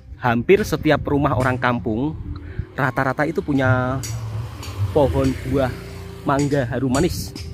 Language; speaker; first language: Indonesian; native; Indonesian